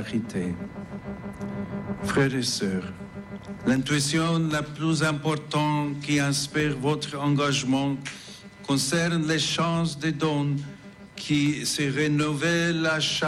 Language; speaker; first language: French; non-native, fluent; English